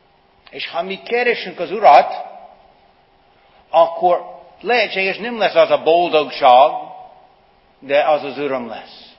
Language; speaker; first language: Hungarian; non-native, fluent; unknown